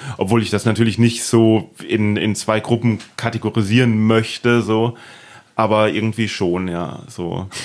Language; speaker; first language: German; native; German